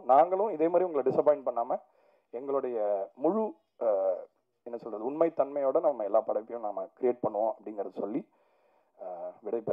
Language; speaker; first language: Tamil; native; Tamil